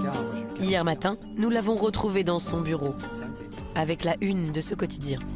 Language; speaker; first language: French; native; French